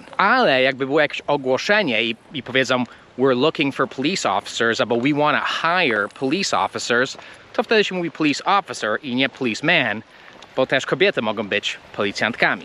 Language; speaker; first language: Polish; non-native, fluent; English